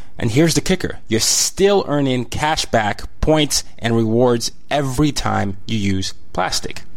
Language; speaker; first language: English; non-native, local second language; Yoruba